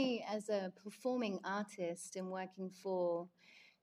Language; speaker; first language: English; native; English